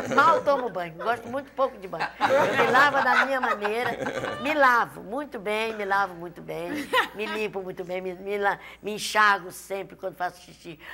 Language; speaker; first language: Portuguese; native; Portuguese